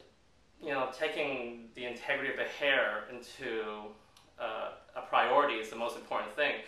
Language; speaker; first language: English; native; English